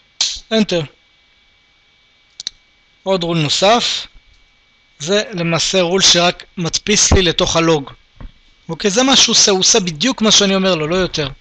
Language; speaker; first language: Hebrew; native; Hebrew